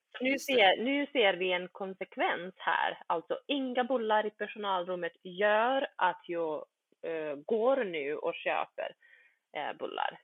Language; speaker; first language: Swedish; early bilingual, other home language; Bosnian